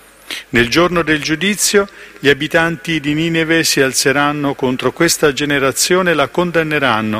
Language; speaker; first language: Italian; native; Italian